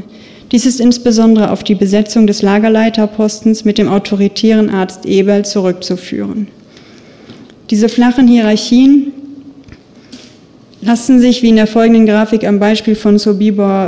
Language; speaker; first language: German; native; German